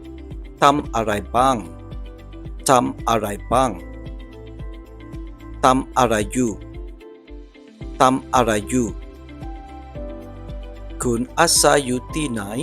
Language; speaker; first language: Thai; non-native, learner; English